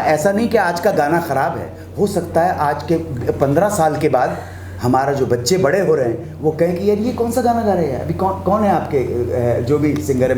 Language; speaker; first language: Hindi; native; Hindi